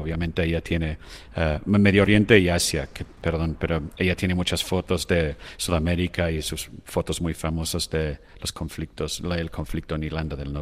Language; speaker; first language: Spanish; non-native, fluent; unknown